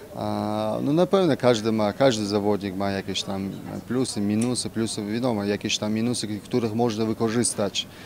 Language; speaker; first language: Polish; non-native, fluent; Russian